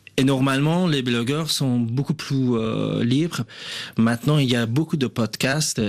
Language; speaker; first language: French; non-native, fluent; Persian